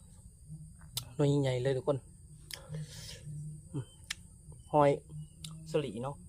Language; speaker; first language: Thai; non-native, local second language; Northeastern Thai